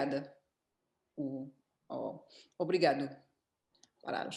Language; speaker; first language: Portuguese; non-native, learner; English